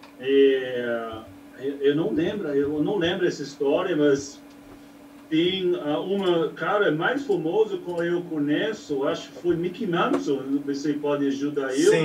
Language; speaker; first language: Portuguese; non-native, learner; English